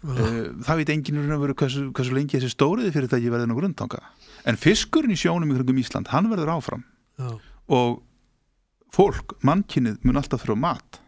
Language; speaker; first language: Icelandic; native; Icelandic